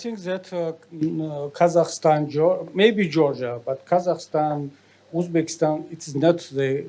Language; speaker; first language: English; non-native, learner; Tajik